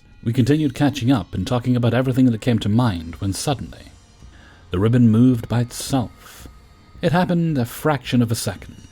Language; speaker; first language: English; native; English